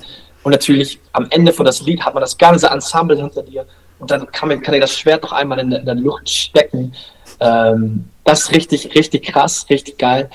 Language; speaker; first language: German; non-native, learner; Dutch